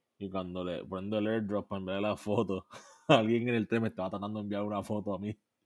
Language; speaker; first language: Spanish; native; Spanish